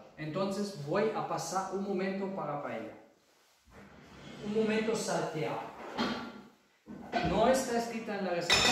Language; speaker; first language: Spanish; non-native, fluent; German